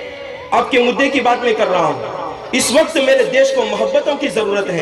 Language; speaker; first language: Hindi; native; Hindi